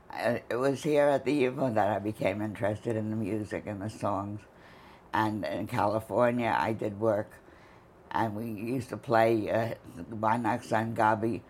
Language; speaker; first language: English; native; English